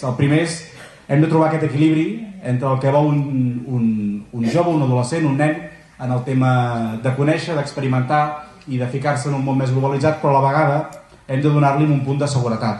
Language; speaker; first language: Catalan; native; Catalan